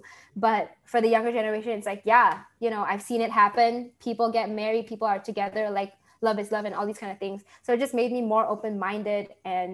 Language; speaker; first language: English; non-native, local second language; Malay